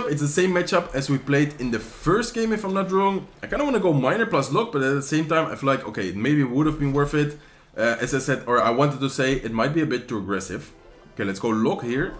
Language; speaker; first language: English; non-native, fluent; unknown